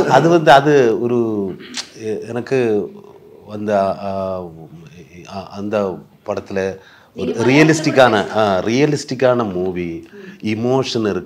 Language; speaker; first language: Tamil; non-native, learner; Malayalam